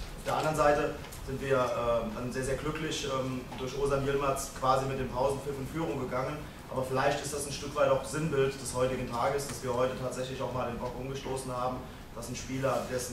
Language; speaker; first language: German; native; German